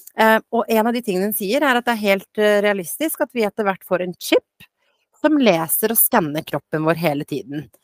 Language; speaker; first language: Norwegian; early bilingual, other home language; Bosnian